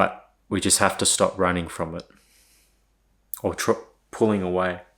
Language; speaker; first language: English; native; English